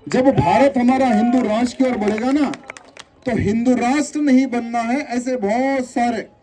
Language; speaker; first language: Hindi; non-native, local second language; Telugu